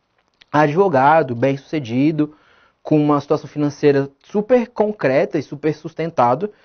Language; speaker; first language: Portuguese; native; Portuguese